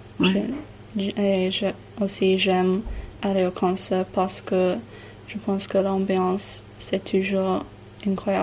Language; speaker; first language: French; non-native, learner; English